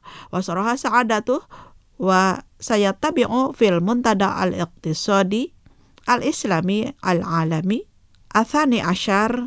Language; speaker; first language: Arabic; non-native, fluent; Indonesian